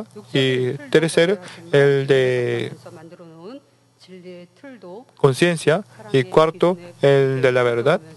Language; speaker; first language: Spanish; non-native, learner; Korean